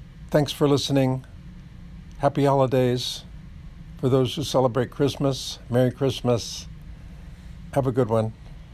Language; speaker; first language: English; native; English